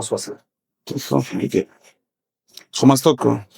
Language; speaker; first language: French; native; French